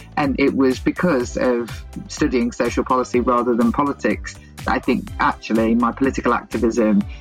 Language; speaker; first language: English; native; English